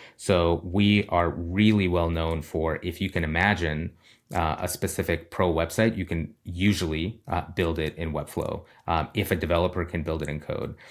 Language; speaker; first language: English; early bilingual, other home language; Russian